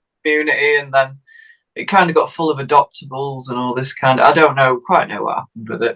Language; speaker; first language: English; native; English